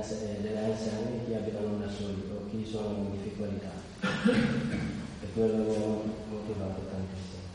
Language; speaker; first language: Italian; non-native, learner; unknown